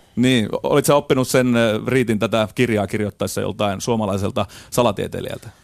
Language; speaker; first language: Finnish; native; Finnish